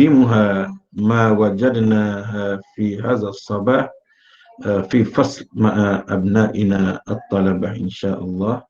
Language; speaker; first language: Arabic; non-native, fluent; Malay